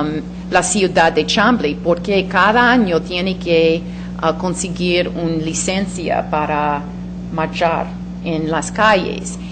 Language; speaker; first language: Spanish; non-native, fluent; English